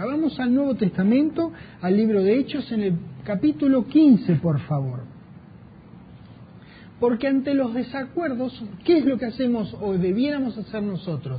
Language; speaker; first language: Spanish; native; Spanish